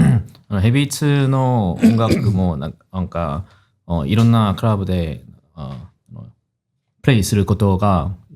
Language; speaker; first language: Japanese; non-native, fluent; Korean